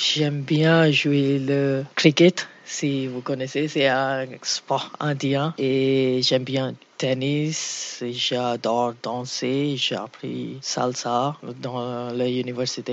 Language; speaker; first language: French; non-native, learner; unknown